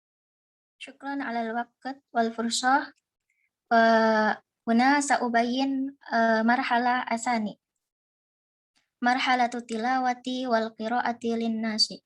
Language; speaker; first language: Arabic; non-native, learner; Indonesian